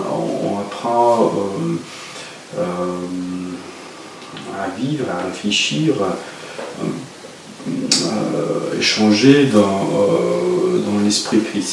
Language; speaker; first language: French; non-native, fluent; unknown